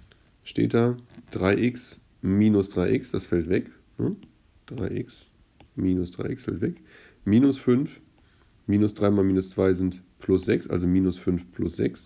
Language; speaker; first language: German; native; German